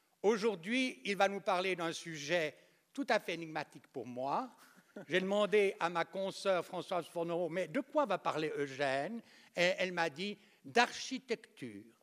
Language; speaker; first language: French; native; French